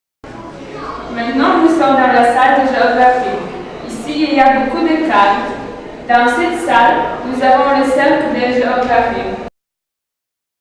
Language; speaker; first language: French; non-native, learner; Polish